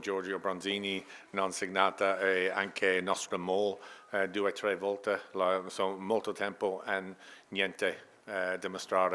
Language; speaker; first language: Italian; non-native, learner; English